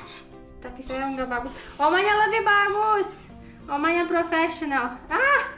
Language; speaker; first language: Indonesian; non-native, learner; Serbian